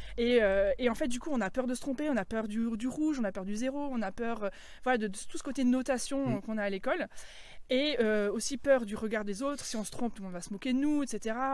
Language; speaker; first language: French; native; French